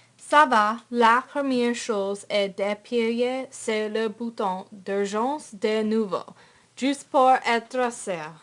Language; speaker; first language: French; non-native, learner; English